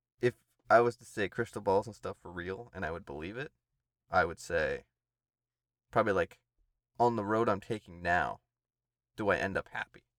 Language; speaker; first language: English; native; English